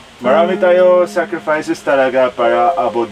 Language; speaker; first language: Filipino; non-native, learner; Arabic